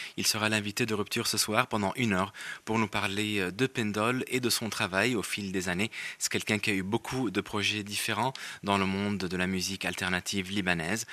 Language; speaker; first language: French; non-native, local second language; Arabic